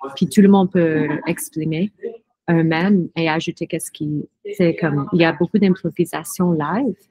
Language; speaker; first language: French; non-native, fluent; English